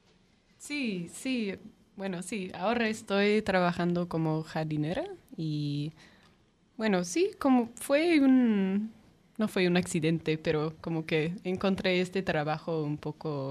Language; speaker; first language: Spanish; non-native, fluent; English